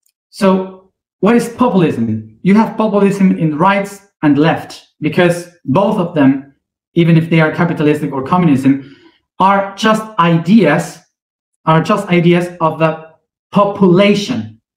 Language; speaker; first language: English; non-native, fluent; Spanish